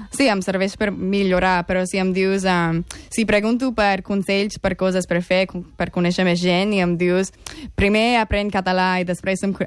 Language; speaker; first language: Catalan; non-native, fluent; English